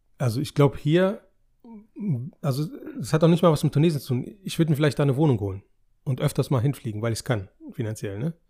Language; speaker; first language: German; native; German